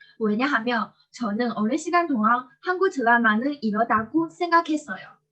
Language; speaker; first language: Korean; non-native, learner; Chinese